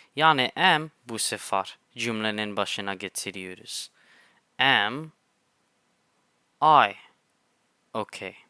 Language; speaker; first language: Turkish; non-native, fluent; English